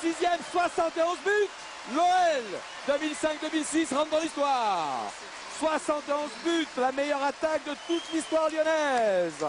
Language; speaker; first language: French; native; French